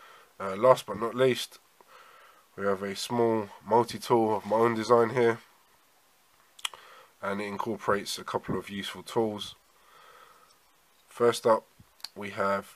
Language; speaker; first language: English; native; English